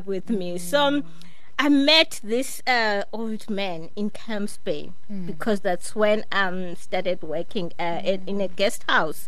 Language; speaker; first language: English; non-native, fluent; Xhosa